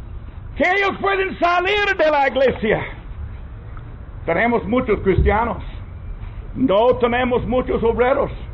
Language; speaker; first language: Spanish; non-native, fluent; English